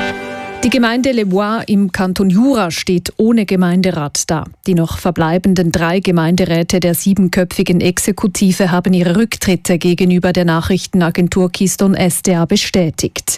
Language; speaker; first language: German; native; German